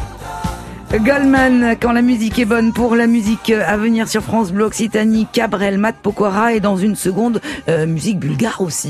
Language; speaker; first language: French; native; French